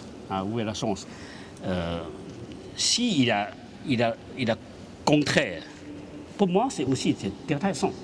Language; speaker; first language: French; non-native, learner; Chinese